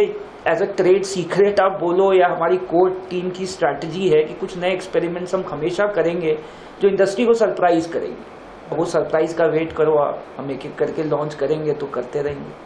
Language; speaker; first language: Hindi; native; Hindi